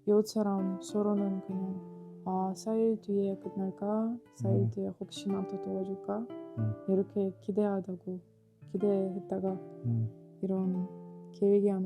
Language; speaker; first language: Korean; non-native, fluent; Ukrainian